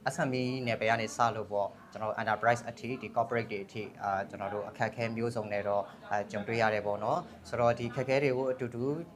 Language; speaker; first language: Burmese; native; Burmese